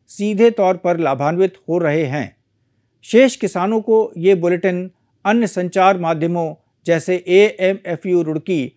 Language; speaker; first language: Hindi; native; Hindi